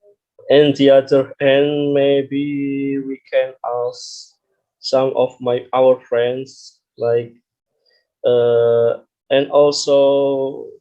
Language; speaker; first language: English; non-native, learner; Indonesian